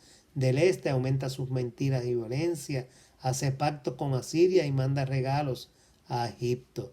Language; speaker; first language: Spanish; native; Spanish